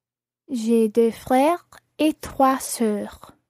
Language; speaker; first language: French; non-native, learner; English